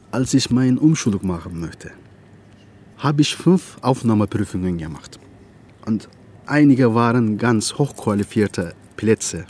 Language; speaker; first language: German; non-native, fluent; Turkish